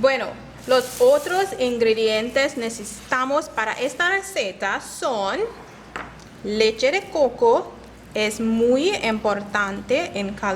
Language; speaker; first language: Spanish; non-native, learner; English